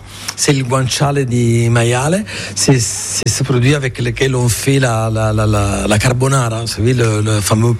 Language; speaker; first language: French; non-native, fluent; Italian